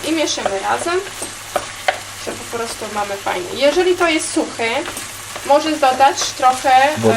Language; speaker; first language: Polish; non-native, learner; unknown